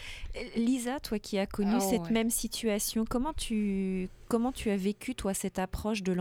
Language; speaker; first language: French; native; French